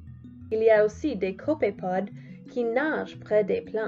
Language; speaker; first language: French; non-native, learner; English